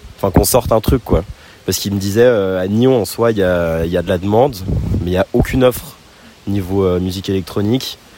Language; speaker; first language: French; native; French